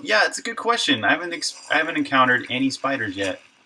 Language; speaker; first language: English; native; English